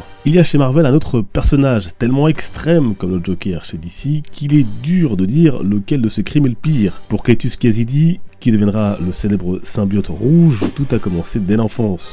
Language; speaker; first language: French; native; French